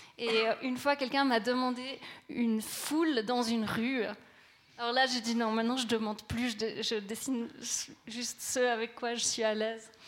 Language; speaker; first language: French; native; French